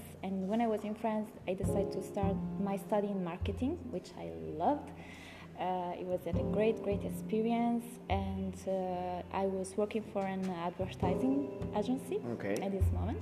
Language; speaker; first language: English; non-native, learner; Italian